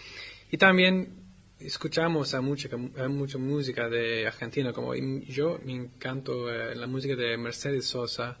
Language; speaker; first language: Spanish; non-native, learner; English